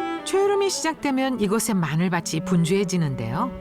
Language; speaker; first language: Korean; native; Korean